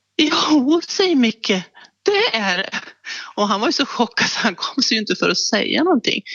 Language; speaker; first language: Swedish; native; Swedish